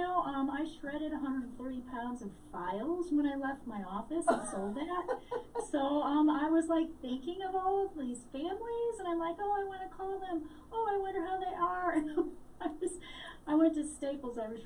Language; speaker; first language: English; native; English